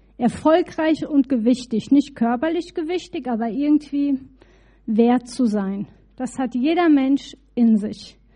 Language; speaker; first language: German; native; German